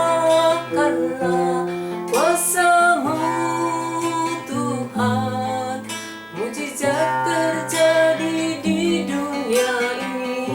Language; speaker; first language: Indonesian; native; Indonesian